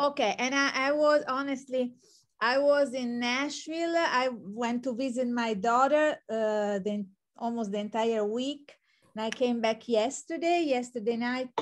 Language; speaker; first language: English; non-native, fluent; Italian